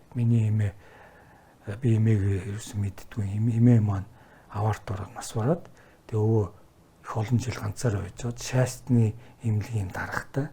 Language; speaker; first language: Mongolian; native; Mongolian